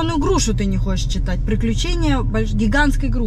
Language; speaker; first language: Russian; native; Russian